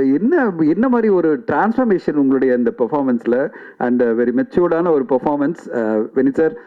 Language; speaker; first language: Tamil; native; Tamil